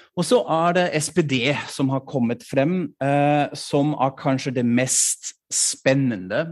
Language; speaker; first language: Norwegian; non-native, fluent; German